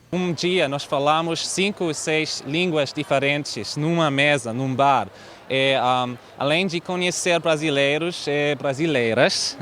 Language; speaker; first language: Portuguese; non-native, fluent; German